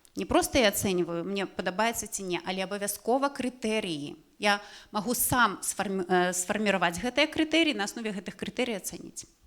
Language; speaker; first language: Belarusian; non-native, local second language; Russian